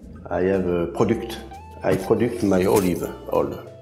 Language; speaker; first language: English; non-native, learner; French